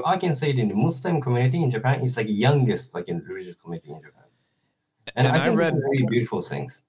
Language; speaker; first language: English; non-native, fluent; Japanese